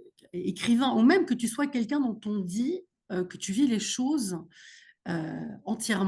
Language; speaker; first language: French; native; French